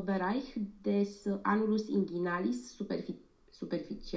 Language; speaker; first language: German; non-native, learner; Romanian